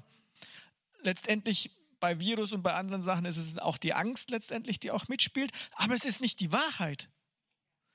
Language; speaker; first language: German; native; German